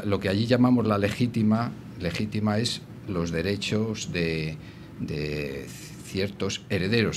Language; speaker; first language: Spanish; native; Spanish